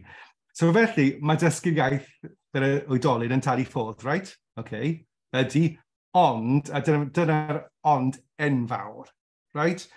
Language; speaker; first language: Welsh; non-native, local second language; English